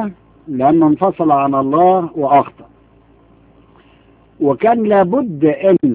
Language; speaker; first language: Arabic; native; Arabic